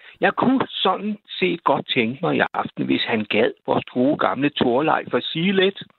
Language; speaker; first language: Danish; native; Danish